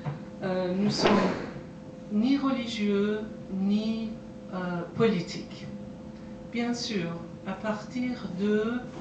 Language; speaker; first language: French; non-native, fluent; Persian